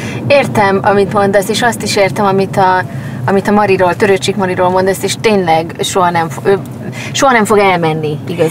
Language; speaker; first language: Hungarian; native; Hungarian